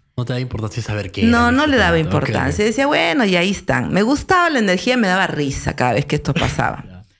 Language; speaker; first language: Spanish; native; Spanish